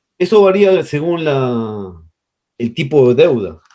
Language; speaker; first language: Spanish; native; Spanish